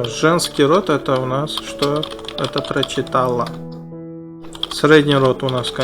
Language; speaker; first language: Russian; non-native, fluent; Uzbek